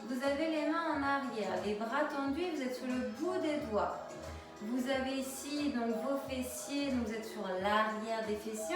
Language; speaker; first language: French; native; French